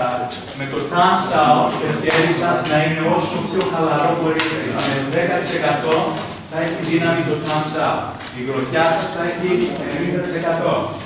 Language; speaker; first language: Greek; early bilingual, heritage; Greek